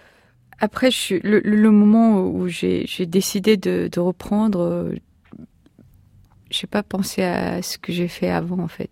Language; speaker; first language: French; non-native, fluent; Korean